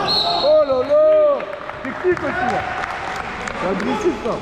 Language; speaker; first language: French; native; French